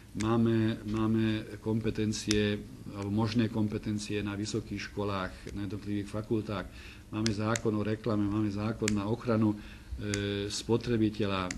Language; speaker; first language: Slovak; non-native, local second language; Hungarian